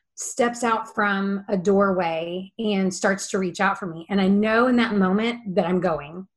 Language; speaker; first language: English; native; English